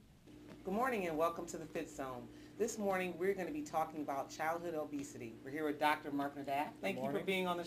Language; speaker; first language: English; native; English